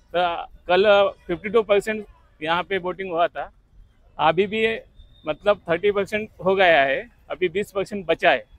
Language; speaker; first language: Hindi; non-native, local second language; Marathi